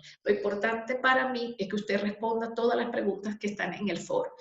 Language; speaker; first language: Spanish; native; Spanish